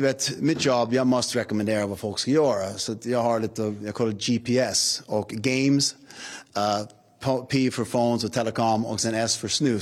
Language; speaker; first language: Swedish; non-native, fluent; English